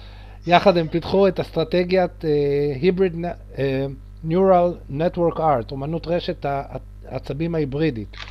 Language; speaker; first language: Hebrew; native; Hebrew